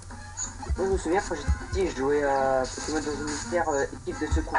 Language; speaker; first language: French; native; French